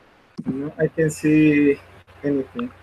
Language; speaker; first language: English; non-native, learner; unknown